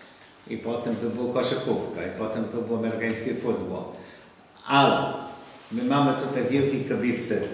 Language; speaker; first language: Polish; non-native, learner; English